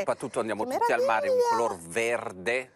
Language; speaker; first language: Italian; native; Italian